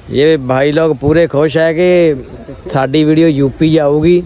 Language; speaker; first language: Hindi; non-native, local second language; Punjabi